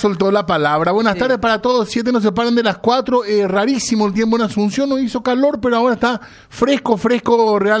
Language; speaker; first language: Spanish; native; Spanish